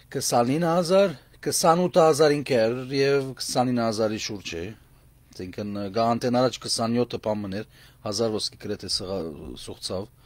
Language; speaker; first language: Armenian; native; Armenian